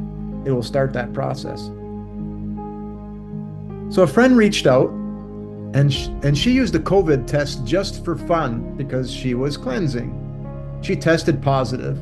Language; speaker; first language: English; native; English